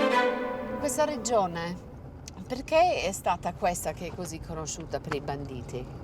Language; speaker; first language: Italian; early bilingual, heritage; English